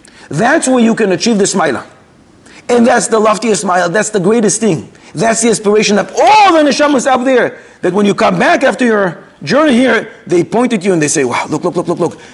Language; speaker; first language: English; native; English